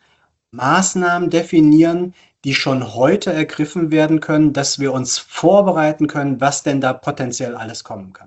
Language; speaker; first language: German; native; German